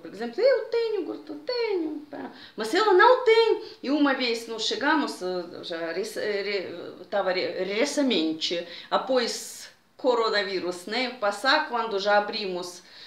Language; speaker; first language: Portuguese; non-native, fluent; Russian